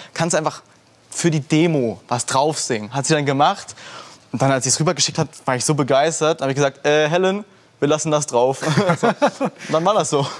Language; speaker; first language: German; early bilingual, heritage; German